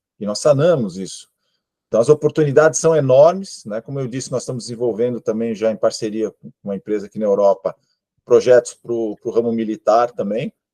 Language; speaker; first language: Portuguese; native; Portuguese